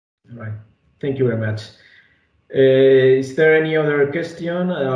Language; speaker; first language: English; non-native, fluent; Spanish